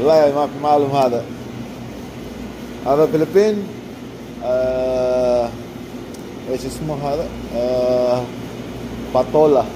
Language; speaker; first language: Arabic; non-native, learner; Filipino